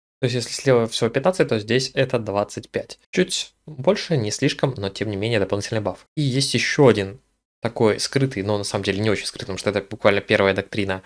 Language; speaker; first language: Russian; native; Russian